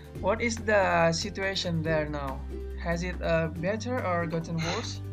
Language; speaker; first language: English; non-native, learner; Indonesian